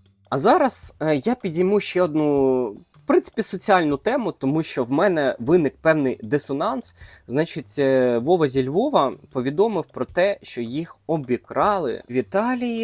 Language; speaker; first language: Ukrainian; native; Ukrainian